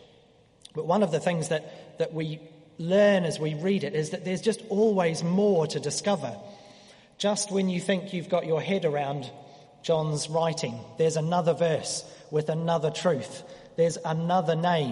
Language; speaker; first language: English; native; English